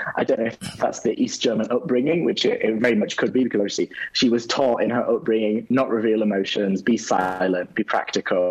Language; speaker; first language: English; native; English